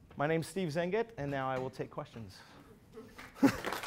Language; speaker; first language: English; native; English